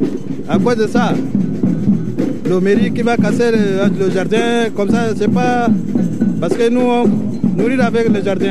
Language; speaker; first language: French; non-native, learner; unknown